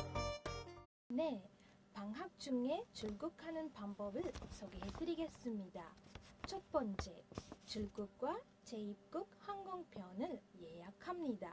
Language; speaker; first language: Korean; non-native, fluent; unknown